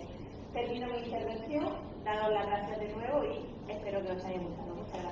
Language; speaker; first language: Spanish; native; Spanish